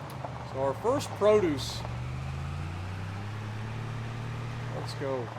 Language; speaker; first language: English; native; English